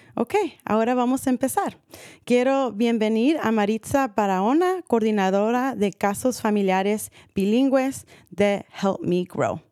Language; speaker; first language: Spanish; early bilingual, heritage; Spanish